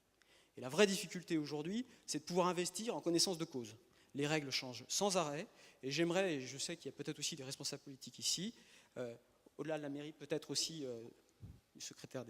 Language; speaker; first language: French; native; French